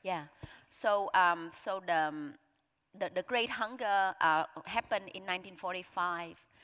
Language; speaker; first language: English; non-native, fluent; Vietnamese